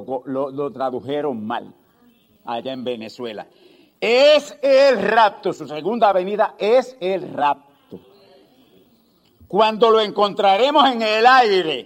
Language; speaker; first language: Spanish; native; Spanish